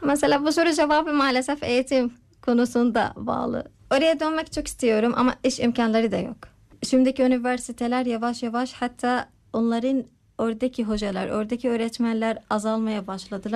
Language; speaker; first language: Turkish; non-native, learner; Arabic